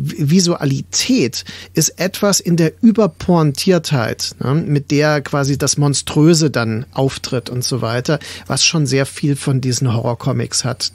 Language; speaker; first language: German; native; German